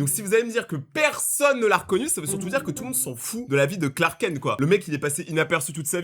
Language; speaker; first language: French; native; French